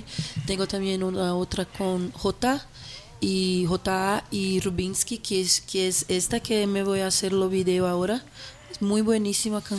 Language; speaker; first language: Spanish; non-native, fluent; Portuguese